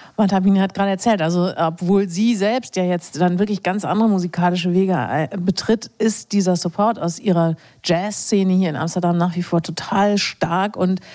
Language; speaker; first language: German; native; German